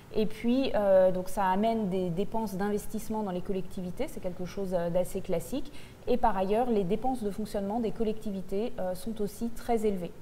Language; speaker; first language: French; native; French